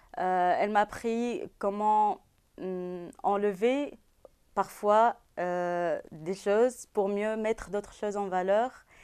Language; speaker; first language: French; non-native, local second language; Arabic